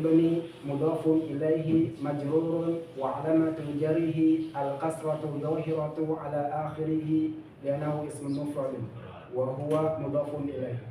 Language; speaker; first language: Arabic; non-native, learner; Indonesian